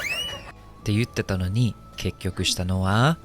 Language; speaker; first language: Japanese; non-native, fluent; English